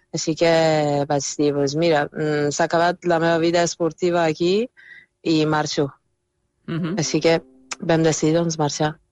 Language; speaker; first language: Catalan; non-native, fluent; Persian